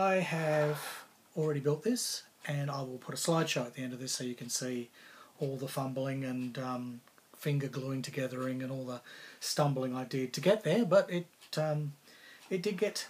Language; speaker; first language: English; native; English